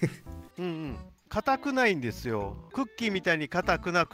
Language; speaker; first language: Japanese; native; Japanese